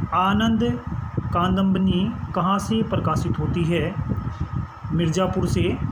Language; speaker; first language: Hindi; native; Hindi